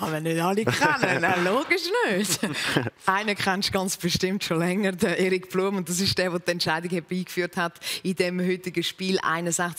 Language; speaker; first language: German; native; German